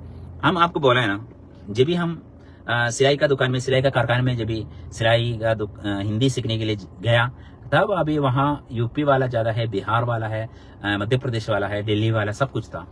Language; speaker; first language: Hindi; non-native, local second language; Malayalam